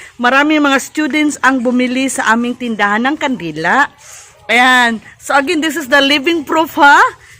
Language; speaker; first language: Filipino; non-native, local second language; Cebuano